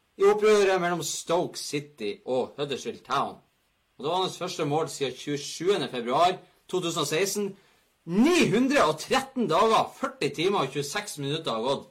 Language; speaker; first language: Norwegian; native; Norwegian